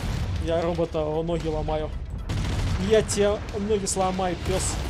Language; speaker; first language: Russian; native; Russian